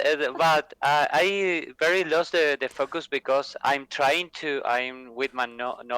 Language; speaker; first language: English; non-native, learner; Spanish